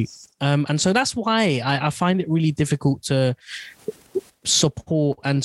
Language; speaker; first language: English; non-native, local second language; Bangla